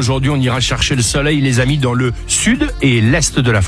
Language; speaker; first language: French; native; French